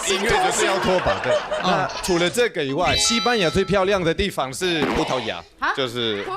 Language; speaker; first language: Chinese; non-native, fluent; Spanish